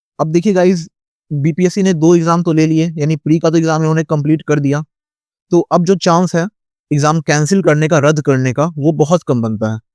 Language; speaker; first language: Hindi; native; Hindi